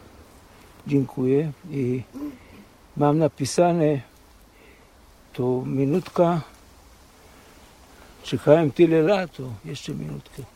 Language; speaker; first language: Polish; early bilingual, heritage; Polish